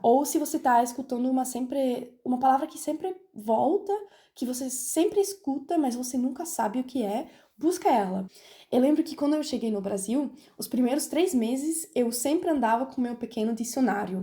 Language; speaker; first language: Portuguese; non-native, fluent; German